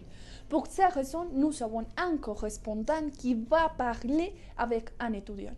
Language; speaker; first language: French; non-native, learner; Spanish